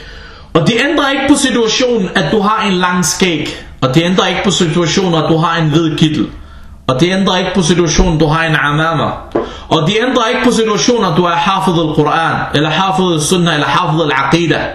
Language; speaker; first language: Danish; non-native, fluent; Arabic